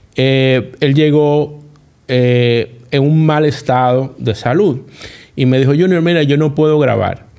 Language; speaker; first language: Spanish; native; Spanish